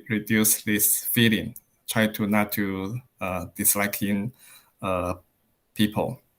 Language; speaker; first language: English; non-native, learner; Chinese